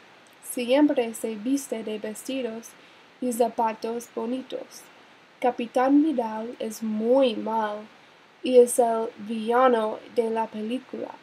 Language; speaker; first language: Spanish; non-native, learner; English